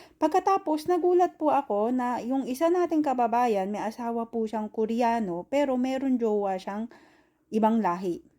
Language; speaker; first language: Filipino; native; Filipino